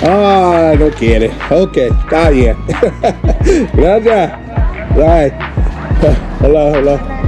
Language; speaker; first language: Spanish; non-native, learner; English